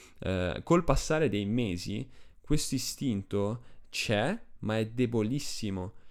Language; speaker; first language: Italian; early bilingual, other home language; Spanish